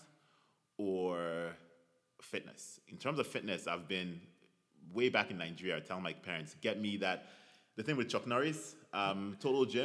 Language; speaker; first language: English; non-native, local second language; Igbo